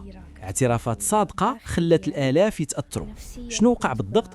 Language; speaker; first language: Arabic; native; Arabic